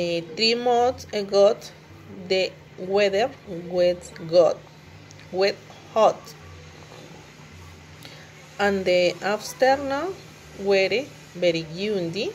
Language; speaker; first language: English; non-native, learner; Spanish